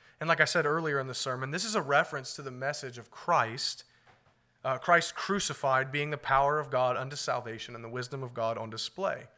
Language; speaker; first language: English; native; English